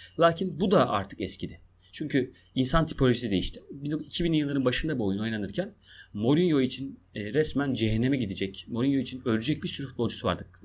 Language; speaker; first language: Turkish; non-native, local second language; Kurdish